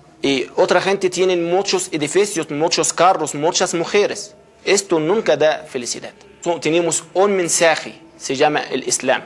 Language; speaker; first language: Spanish; non-native, fluent; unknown